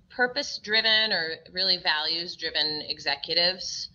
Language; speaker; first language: English; native; English